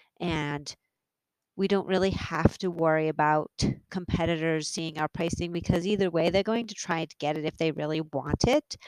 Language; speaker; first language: English; native; English